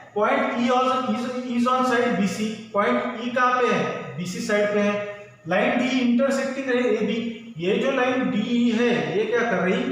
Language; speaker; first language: Hindi; non-native, local second language; Marathi